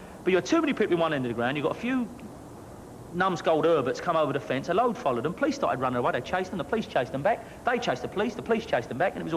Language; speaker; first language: English; native; English